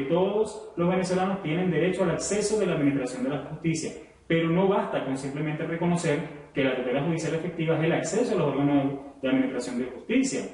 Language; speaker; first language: Spanish; native; Spanish